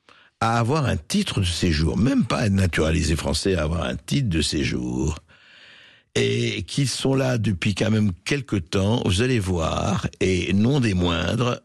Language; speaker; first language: French; native; French